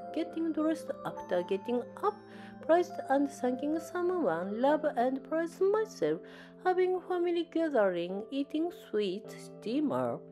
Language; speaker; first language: English; non-native, learner; Japanese